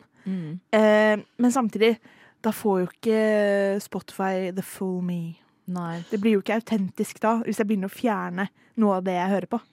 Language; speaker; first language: Norwegian; native; Norwegian